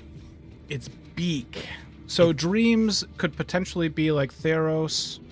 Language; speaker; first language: English; native; English